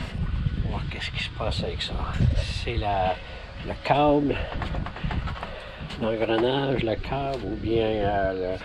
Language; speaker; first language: French; native; French